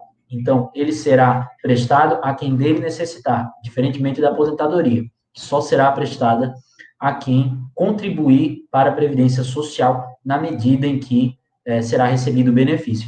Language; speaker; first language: Portuguese; native; Portuguese